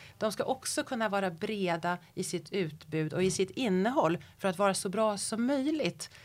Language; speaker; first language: Swedish; native; Swedish